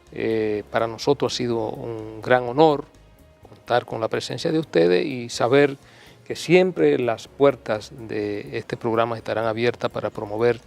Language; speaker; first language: Spanish; native; Spanish